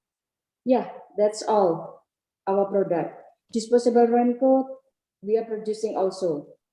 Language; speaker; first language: English; non-native, learner; Indonesian